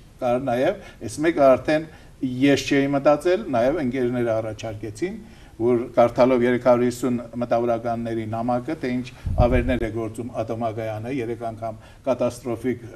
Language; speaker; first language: Armenian; native; Armenian